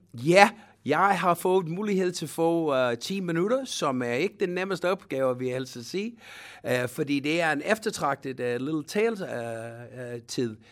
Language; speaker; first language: Danish; non-native, fluent; English